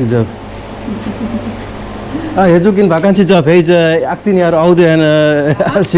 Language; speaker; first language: Dutch; non-native, learner; Nepali